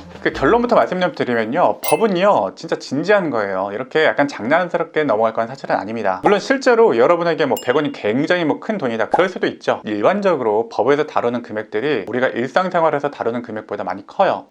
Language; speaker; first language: Korean; native; Korean